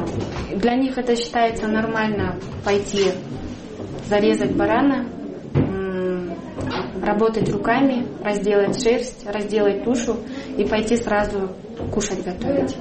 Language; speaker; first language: Russian; non-native, local second language; Kyrgyz